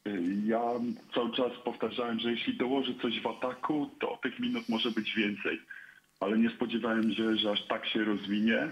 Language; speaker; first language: Polish; native; Polish